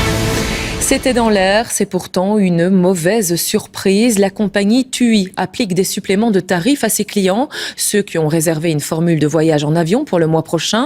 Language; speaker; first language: French; native; French